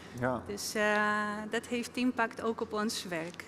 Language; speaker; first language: Dutch; non-native, fluent; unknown